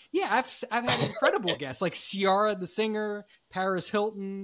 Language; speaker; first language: English; native; English